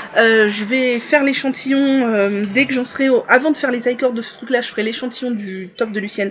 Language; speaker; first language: French; native; French